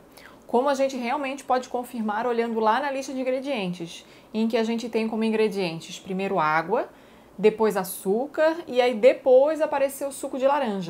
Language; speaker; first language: Portuguese; native; Portuguese